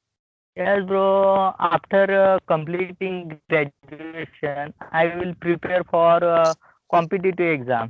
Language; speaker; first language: English; non-native, learner; Marathi